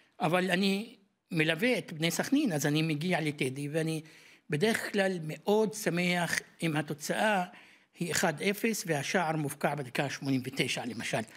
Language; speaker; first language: Hebrew; non-native, local second language; Arabic